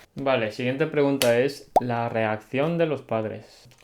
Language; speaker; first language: Spanish; early bilingual, other home language; Korean